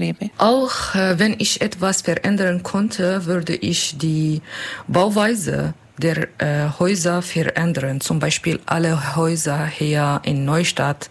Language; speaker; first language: German; non-native, learner; English